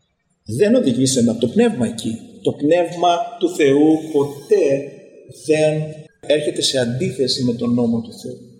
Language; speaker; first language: Greek; native; Greek